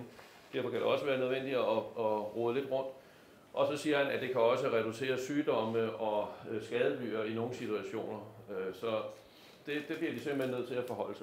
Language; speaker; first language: Danish; native; Danish